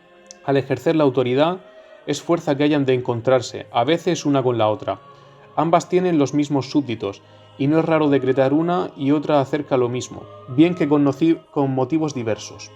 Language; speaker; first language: Spanish; native; Spanish